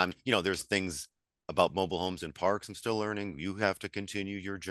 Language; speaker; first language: English; native; English